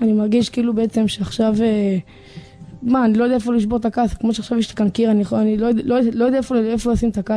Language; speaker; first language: Hebrew; native; Hebrew